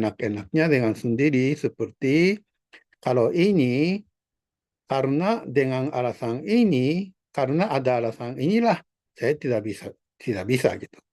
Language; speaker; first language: Indonesian; non-native, fluent; Japanese